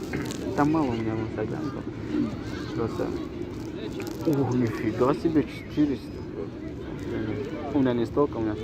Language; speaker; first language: Russian; non-native, local second language; Tajik